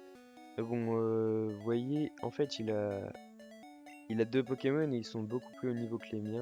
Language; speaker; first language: French; native; French